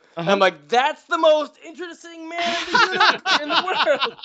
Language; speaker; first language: English; native; English